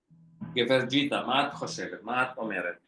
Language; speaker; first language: Hebrew; non-native, fluent; Indonesian